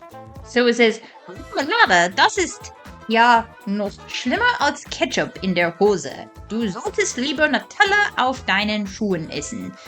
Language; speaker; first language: German; non-native, fluent; English